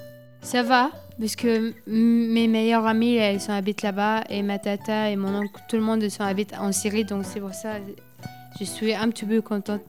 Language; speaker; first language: French; non-native, learner; Arabic